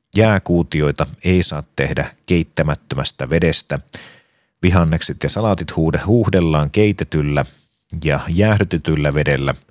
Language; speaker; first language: Finnish; native; Finnish